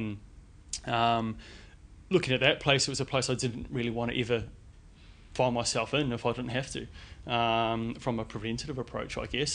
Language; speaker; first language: English; native; English